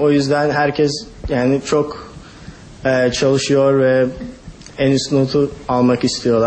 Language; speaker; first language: Turkish; early bilingual, heritage; Turkish